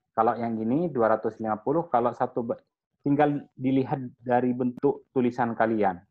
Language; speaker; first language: Indonesian; non-native, local second language; Madurese